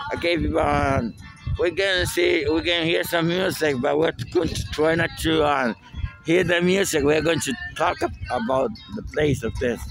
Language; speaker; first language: English; non-native, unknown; Spanish